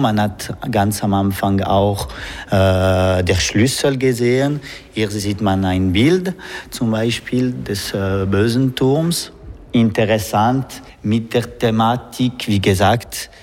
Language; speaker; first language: German; non-native, local second language; French